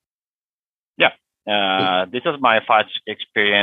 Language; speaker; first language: English; non-native, fluent; Japanese